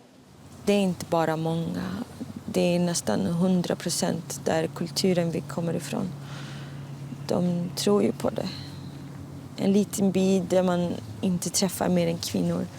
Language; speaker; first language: Swedish; early bilingual, other home language; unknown